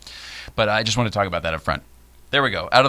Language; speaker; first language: English; native; English